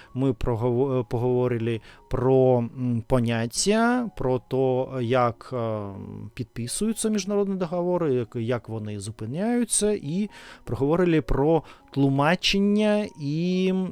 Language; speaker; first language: Ukrainian; non-native, learner; Russian